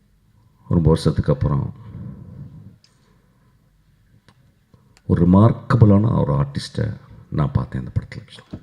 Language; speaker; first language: Tamil; native; Tamil